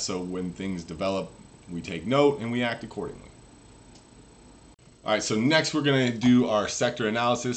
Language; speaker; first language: English; native; English